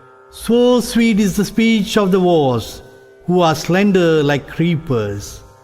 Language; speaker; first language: English; non-native, local second language; Tamil